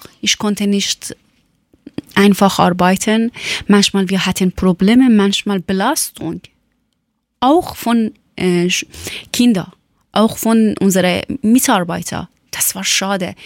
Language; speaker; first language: German; non-native, learner; Persian